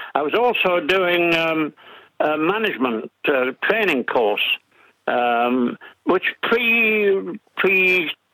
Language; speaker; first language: English; native; English